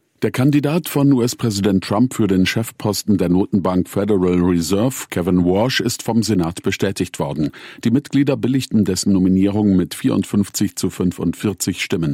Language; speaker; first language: German; native; German